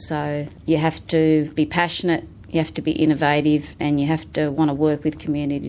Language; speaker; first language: English; native; English